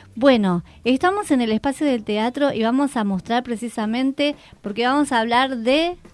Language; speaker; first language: Spanish; native; Spanish